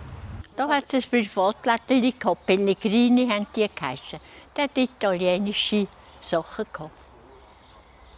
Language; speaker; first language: German; native; German